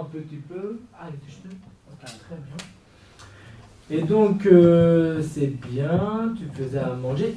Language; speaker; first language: French; non-native, fluent; Kurdish